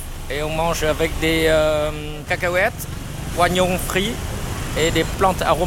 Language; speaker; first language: French; non-native, fluent; Vietnamese